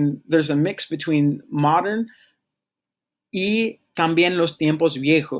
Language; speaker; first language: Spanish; non-native, fluent; English